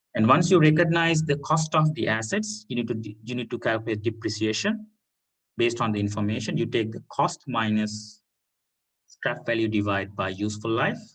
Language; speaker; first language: English; non-native, local second language; Sinhala